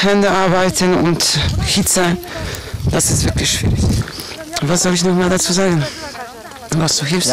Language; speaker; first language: German; early bilingual, other home language; Polish